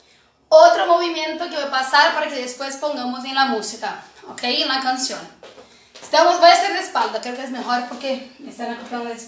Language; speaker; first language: Spanish; non-native, fluent; Portuguese